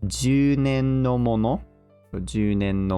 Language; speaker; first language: Japanese; non-native, fluent; English